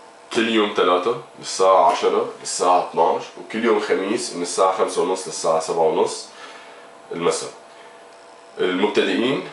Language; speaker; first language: Arabic; native; Arabic